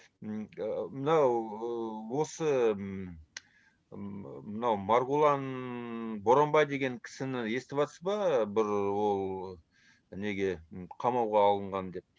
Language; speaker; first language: Kazakh; early bilingual, heritage; Kazakh